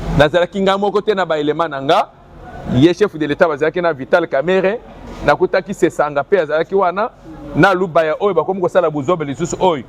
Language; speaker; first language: Lingala; non-native, local second language; Luba-Lulua